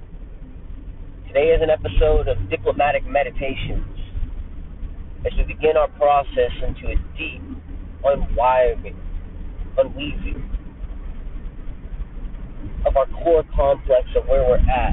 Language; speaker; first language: English; native; English